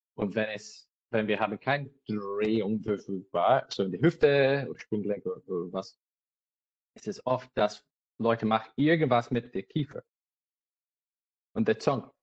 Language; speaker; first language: German; non-native, learner; English